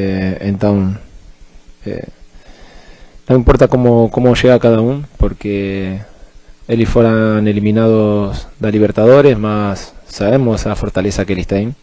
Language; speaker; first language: Portuguese; non-native, fluent; Spanish